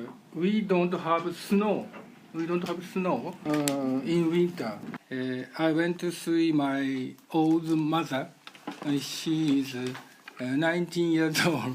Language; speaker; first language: English; non-native, learner; Japanese